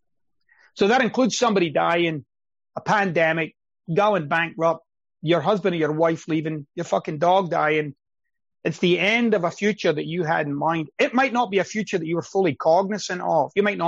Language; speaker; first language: English; native; English